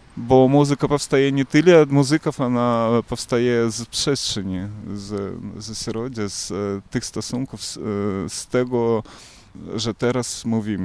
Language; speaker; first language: Polish; non-native, learner; Belarusian